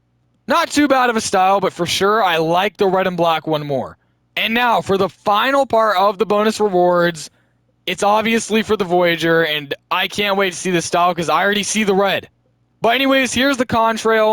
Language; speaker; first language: English; native; English